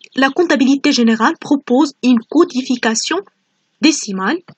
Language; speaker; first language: French; non-native, local second language; Arabic